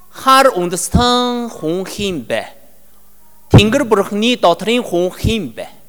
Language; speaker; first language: Mongolian; non-native, learner; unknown